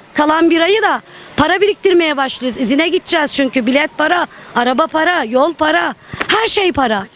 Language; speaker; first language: Turkish; native; Turkish